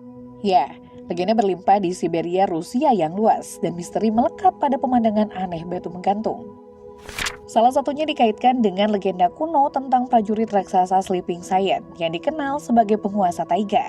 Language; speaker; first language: Indonesian; native; Indonesian